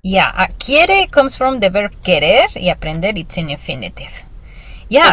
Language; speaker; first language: English; non-native, fluent; Spanish